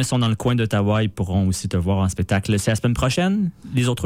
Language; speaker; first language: French; native; French